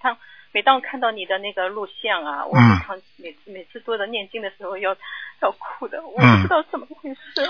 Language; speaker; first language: Chinese; native; Chinese